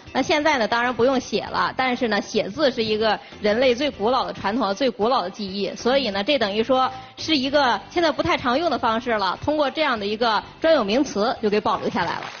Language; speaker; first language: Chinese; native; Chinese